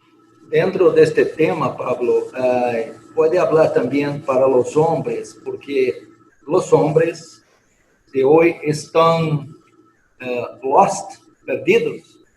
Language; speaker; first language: Spanish; non-native, fluent; Portuguese